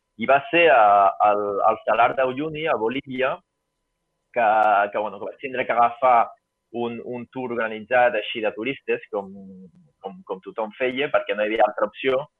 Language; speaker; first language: Catalan; native; Catalan